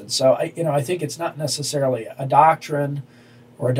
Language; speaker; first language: English; native; English